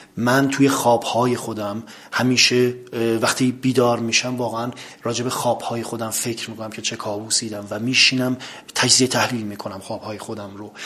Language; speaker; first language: Persian; native; Persian